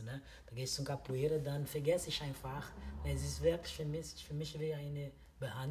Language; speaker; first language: German; non-native, learner; Portuguese